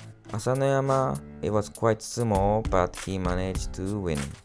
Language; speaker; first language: English; non-native, learner; Japanese